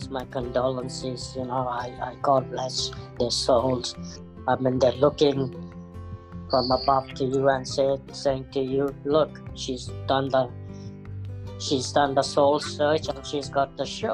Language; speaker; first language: English; non-native, local second language; Punjabi